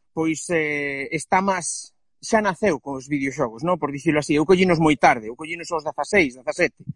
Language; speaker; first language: Galician; non-native, local second language; Spanish